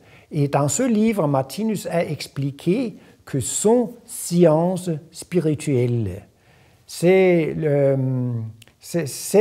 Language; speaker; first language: French; non-native, fluent; Danish